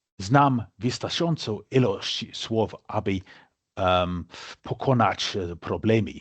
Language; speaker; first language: Polish; non-native, fluent; English